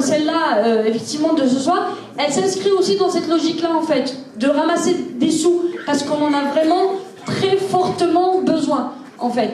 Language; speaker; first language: French; native; French